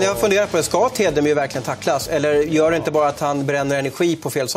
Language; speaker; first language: Swedish; native; Swedish